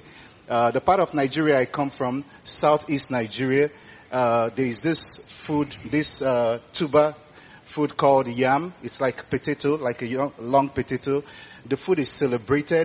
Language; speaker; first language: English; non-native, local second language; Igbo